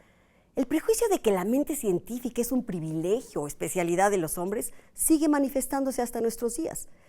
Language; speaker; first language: Spanish; native; Spanish